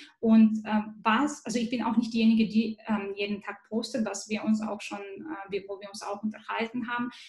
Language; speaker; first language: German; non-native, fluent; Bulgarian